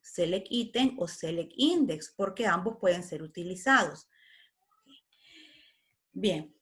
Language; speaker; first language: Spanish; native; Spanish